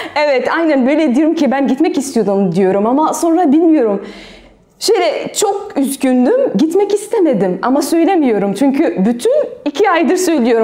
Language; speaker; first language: Turkish; non-native, learner; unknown